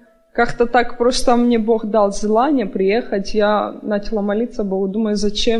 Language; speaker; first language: Russian; early bilingual, heritage; Russian